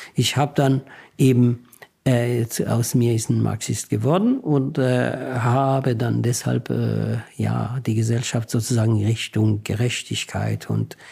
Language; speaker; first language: German; non-native, fluent; Persian